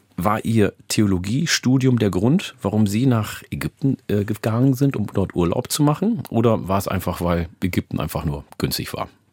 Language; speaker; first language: German; early bilingual, other home language; Oromo